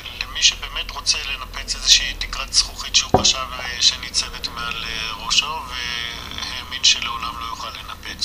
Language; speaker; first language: Hebrew; native; Hebrew